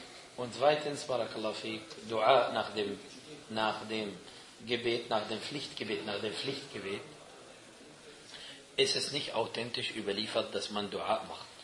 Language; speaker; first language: German; non-native, fluent; Arabic